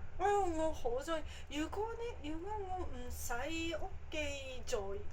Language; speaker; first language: Cantonese; non-native, fluent; Japanese